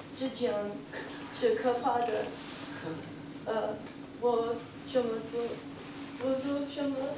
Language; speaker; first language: Chinese; non-native, learner; English